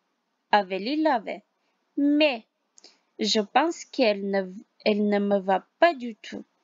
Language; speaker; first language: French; non-native, fluent; Armenian